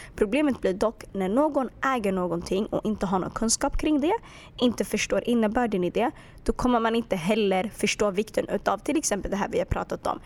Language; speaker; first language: Swedish; early bilingual, other home language; Arabic